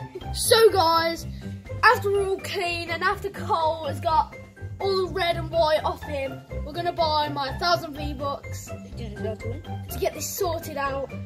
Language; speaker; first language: English; native; English